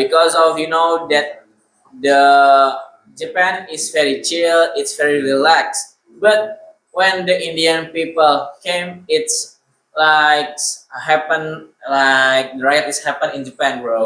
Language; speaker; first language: English; non-native, learner; Indonesian